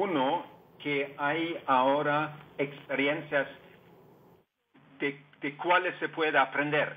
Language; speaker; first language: Spanish; non-native, fluent; Norwegian